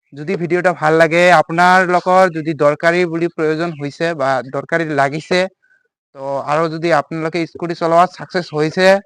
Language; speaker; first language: Assamese; native; Assamese